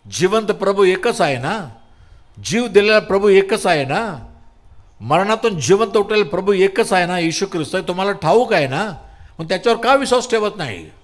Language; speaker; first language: Marathi; non-native, local second language; Tamil